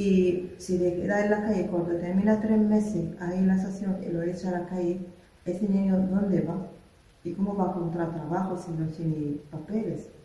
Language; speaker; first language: Spanish; non-native, local second language; Arabic